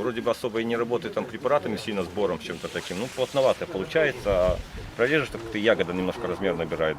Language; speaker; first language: Russian; native; Russian